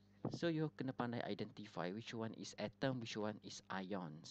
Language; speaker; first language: English; non-native, local second language; Malay